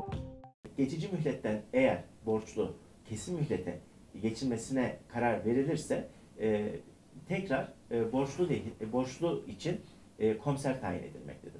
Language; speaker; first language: Turkish; native; Turkish